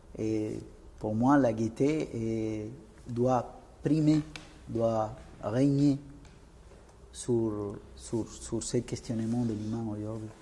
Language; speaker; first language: French; non-native, fluent; Spanish